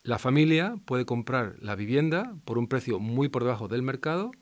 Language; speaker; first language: Spanish; non-native, local second language; Catalan